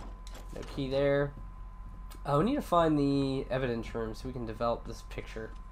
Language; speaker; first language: English; native; English